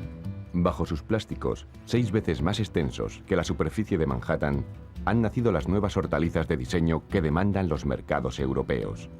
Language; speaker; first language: Spanish; native; Spanish